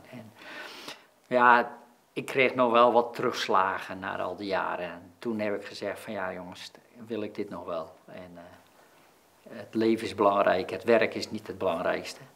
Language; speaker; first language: Dutch; native; Dutch